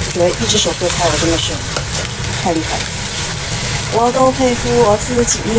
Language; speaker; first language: Chinese; native; Chinese